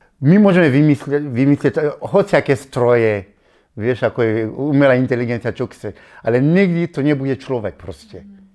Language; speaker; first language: Slovak; non-native, fluent; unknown